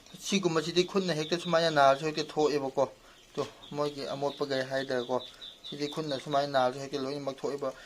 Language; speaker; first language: Manipuri; non-native, local second language; Rongmei Naga